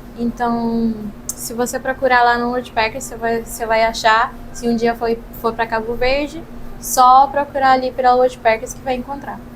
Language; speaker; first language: Portuguese; non-native, local second language; Kabuverdianu